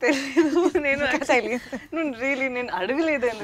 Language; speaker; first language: Telugu; non-native, local second language; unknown